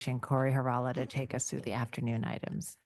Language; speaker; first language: English; native; English